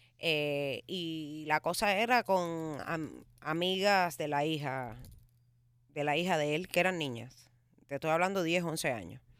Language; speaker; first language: Spanish; native; Spanish